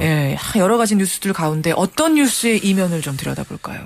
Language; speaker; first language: Korean; native; Korean